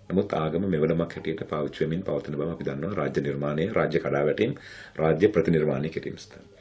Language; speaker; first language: Sinhala; non-native, local second language; Tamil